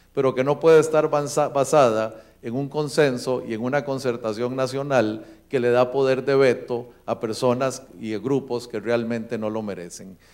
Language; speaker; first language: Spanish; native; Spanish